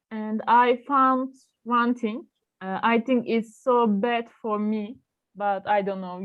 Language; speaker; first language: English; non-native, learner; Turkish